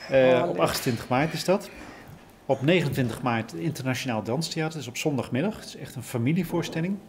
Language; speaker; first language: Dutch; native; Dutch